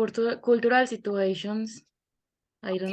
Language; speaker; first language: English; non-native, learner; Spanish